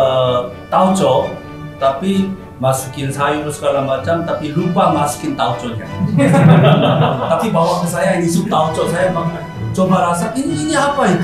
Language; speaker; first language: Indonesian; non-native, fluent; Korean